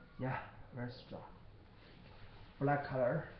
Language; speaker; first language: English; non-native, learner; Chinese